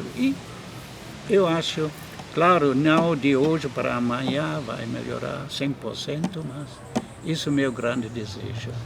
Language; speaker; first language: Portuguese; non-native, fluent; German